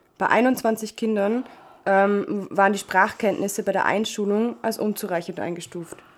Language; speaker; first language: German; native; German